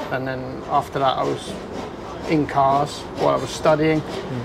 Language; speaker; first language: English; native; English